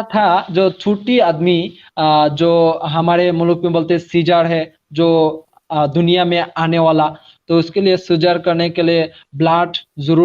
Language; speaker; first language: Hindi; non-native, learner; Bangla